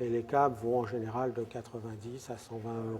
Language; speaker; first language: French; native; French